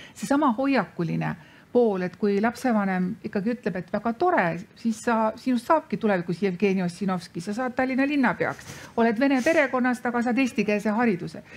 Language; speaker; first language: Estonian; non-native, fluent; Lithuanian